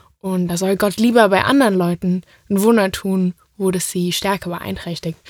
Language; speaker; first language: German; native; German